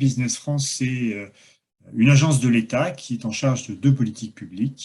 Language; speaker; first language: French; native; French